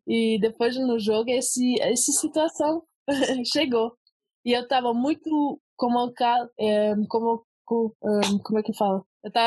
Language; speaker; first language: Portuguese; early bilingual, heritage; Portuguese